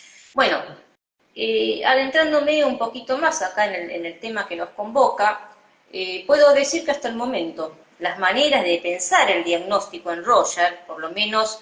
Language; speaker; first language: Spanish; native; Spanish